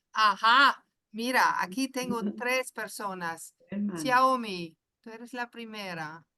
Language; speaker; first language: Spanish; non-native, fluent; German